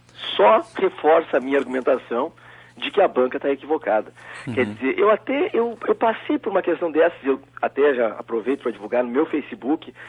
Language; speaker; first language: Portuguese; native; Portuguese